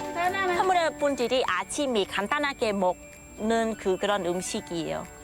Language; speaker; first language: Korean; non-native, learner; Khmer